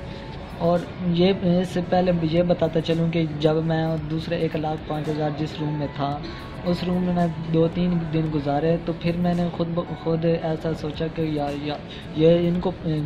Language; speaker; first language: Urdu; non-native, local second language; Punjabi